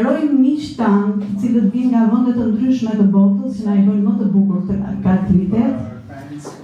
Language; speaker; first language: Albanian; native; Albanian